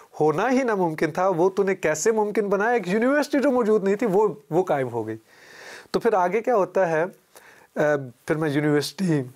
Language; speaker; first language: Urdu; native; Urdu